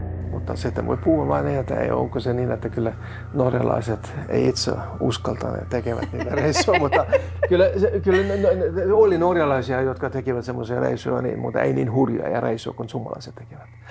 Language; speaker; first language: Finnish; non-native, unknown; Norwegian